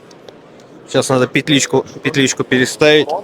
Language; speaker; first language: Russian; native; Russian